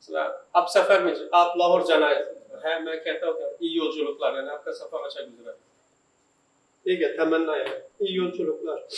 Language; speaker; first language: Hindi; non-native, local second language; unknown